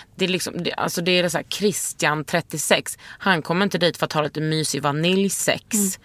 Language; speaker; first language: Swedish; native; Swedish